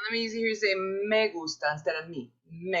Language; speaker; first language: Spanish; non-native, fluent; English